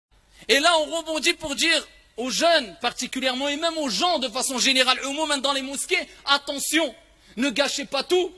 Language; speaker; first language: French; early bilingual, other home language; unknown